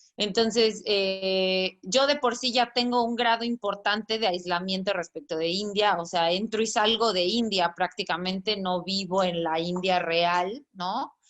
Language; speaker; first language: Spanish; native; Spanish